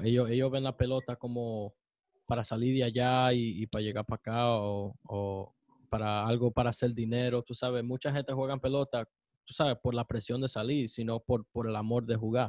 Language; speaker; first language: Spanish; early bilingual, heritage; Spanish